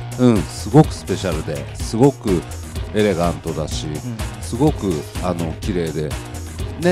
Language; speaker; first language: Japanese; native; Japanese